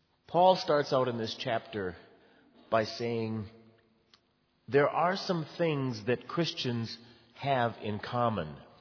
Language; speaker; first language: English; native; English